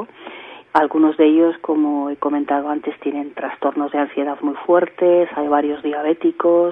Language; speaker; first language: Spanish; native; Spanish